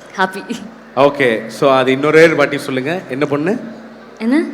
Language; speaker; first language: Tamil; native; Tamil